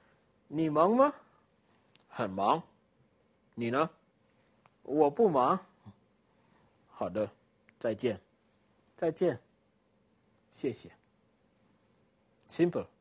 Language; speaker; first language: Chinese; non-native, fluent; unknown